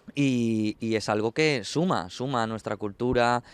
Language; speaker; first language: Spanish; native; Spanish